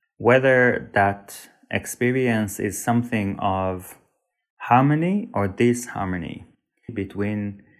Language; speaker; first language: English; non-native, fluent; Hebrew